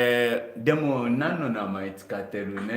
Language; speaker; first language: Japanese; non-native, learner; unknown